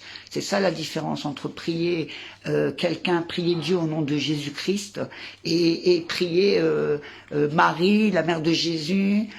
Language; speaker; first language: French; native; French